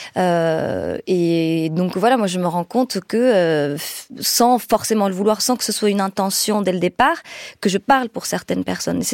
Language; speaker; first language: French; non-native, local second language; Arabic